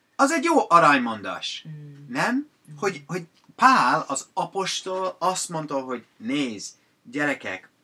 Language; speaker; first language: Hungarian; non-native, fluent; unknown